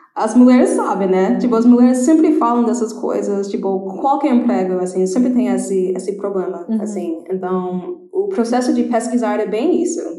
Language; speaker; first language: Portuguese; non-native, fluent; English